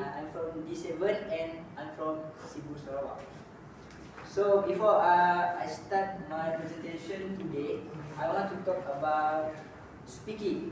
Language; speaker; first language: English; non-native, local second language; Malay